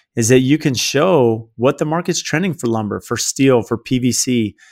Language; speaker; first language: English; native; English